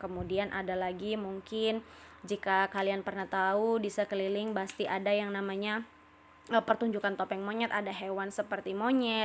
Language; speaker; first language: Indonesian; native; Indonesian